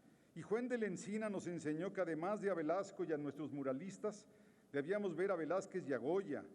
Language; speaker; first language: Spanish; native; Spanish